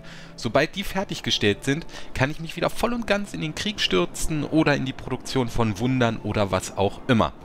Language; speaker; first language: German; native; German